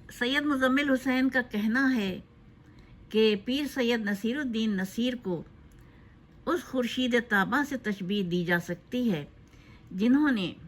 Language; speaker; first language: Urdu; native; Urdu